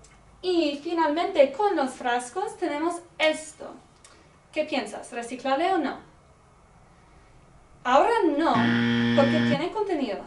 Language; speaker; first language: Spanish; non-native, learner; English